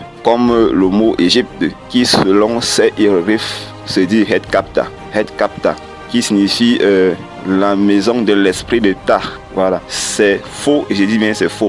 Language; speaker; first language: French; non-native, local second language; Kongo